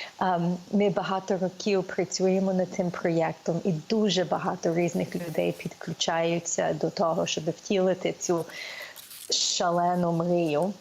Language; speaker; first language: Ukrainian; early bilingual, heritage; Ukrainian